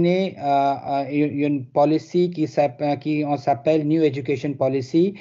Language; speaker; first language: French; non-native, learner; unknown